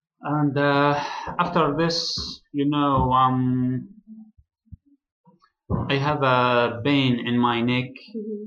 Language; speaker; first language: English; non-native, learner; Arabic